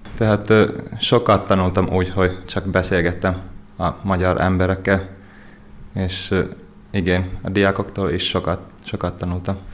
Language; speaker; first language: Hungarian; non-native, fluent; Finnish